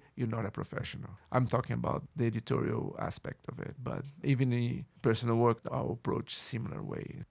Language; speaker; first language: English; non-native, fluent; Portuguese